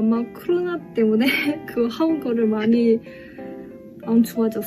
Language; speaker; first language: Korean; non-native, learner; Chinese